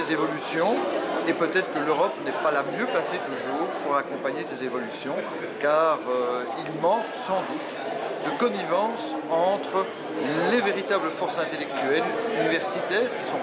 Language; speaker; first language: French; native; French